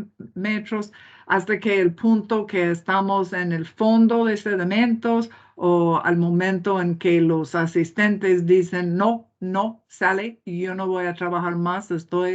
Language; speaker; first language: Spanish; non-native, fluent; English